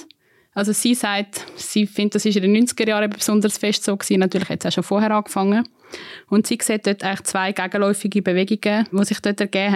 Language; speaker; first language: German; native; German